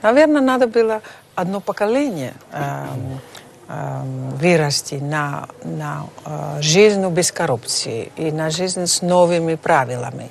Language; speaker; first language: Russian; non-native, fluent; Dutch